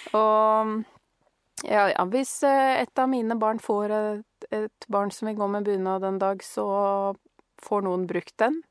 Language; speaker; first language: Norwegian; native; Norwegian